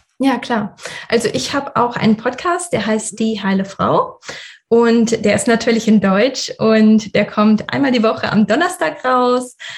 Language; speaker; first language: German; early bilingual, other home language; Russian